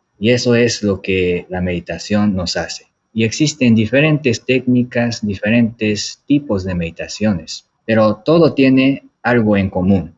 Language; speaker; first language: Spanish; non-native, fluent; Japanese